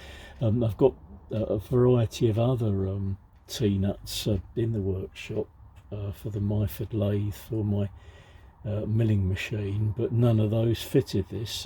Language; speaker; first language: English; native; English